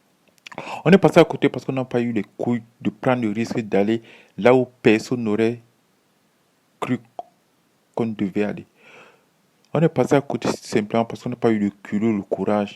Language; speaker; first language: French; native; French